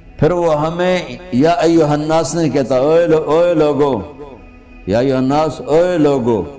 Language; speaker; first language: Urdu; non-native, local second language; Punjabi